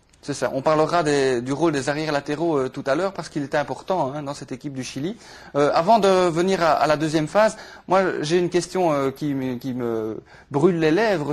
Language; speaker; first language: French; native; French